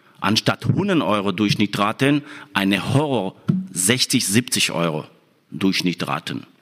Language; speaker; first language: German; non-native, fluent; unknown